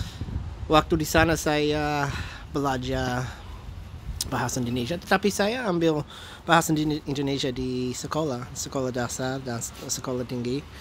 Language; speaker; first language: Indonesian; non-native, fluent; English